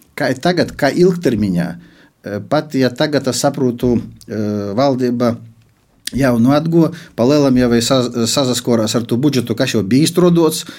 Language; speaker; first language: Latvian; non-native, local second language; Russian